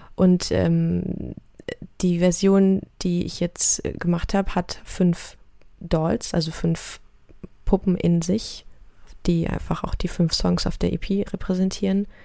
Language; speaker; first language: German; early bilingual, other home language; Russian